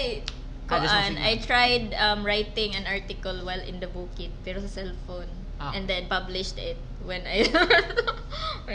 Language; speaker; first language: English; non-native, local second language; Cebuano